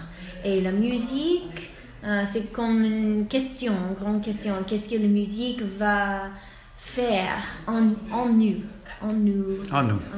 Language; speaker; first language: French; non-native, fluent; English